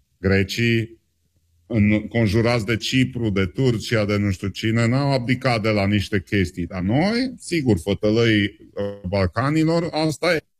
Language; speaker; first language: Romanian; native; Romanian